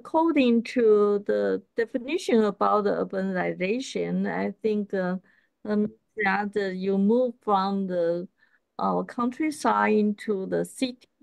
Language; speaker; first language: English; non-native, fluent; Chinese